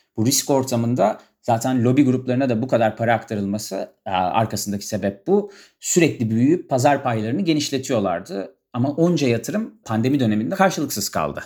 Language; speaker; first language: Turkish; native; Turkish